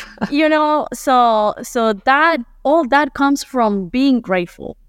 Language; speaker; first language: English; non-native, fluent; Spanish